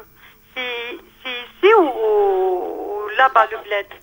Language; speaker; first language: French; non-native, learner; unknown